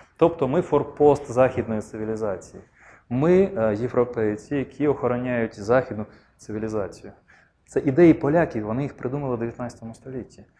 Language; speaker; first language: Ukrainian; non-native, local second language; Russian